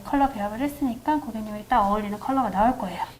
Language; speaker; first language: Korean; native; Korean